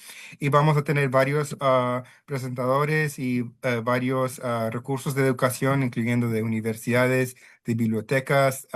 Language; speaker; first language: Spanish; early bilingual, heritage; Spanish